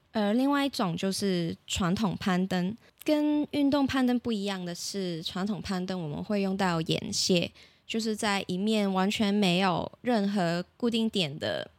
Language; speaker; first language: Chinese; non-native, local second language; Cantonese